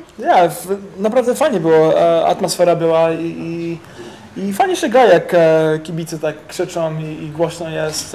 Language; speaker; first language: Polish; early bilingual, heritage; English